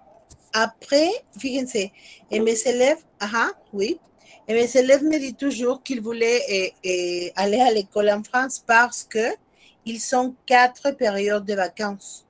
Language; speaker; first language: French; non-native, fluent; Spanish